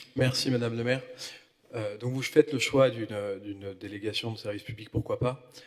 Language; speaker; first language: French; native; French